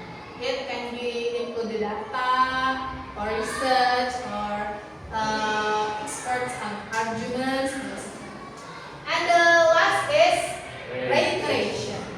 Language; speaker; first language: English; non-native, learner; Indonesian